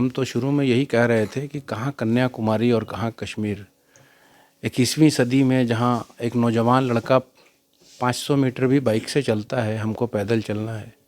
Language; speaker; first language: Hindi; native; Hindi